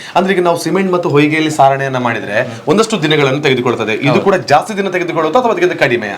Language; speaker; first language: Kannada; native; Kannada